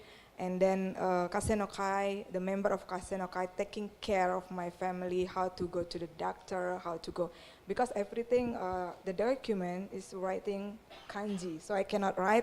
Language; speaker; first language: English; non-native, fluent; Indonesian